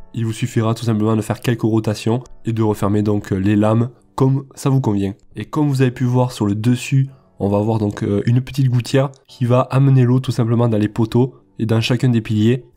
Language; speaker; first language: French; native; French